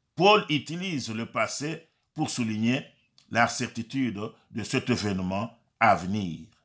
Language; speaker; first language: French; non-native, local second language; Lingala